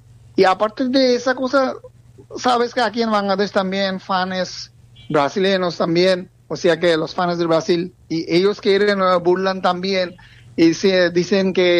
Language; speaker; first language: Spanish; non-native, learner; Bangla